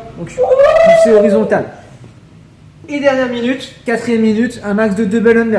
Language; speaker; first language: French; native; French